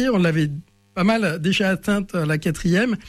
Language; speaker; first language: French; native; French